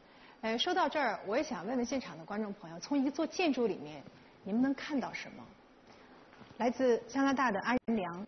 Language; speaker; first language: Chinese; native; Chinese